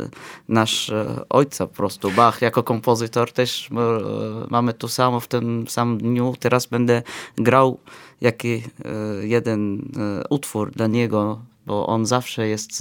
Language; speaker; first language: Polish; non-native, fluent; Arabic